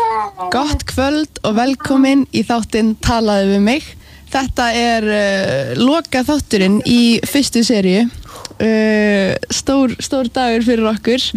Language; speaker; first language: Icelandic; native; Icelandic